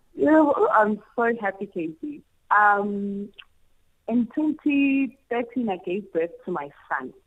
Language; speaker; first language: English; non-native, local second language; North Ndebele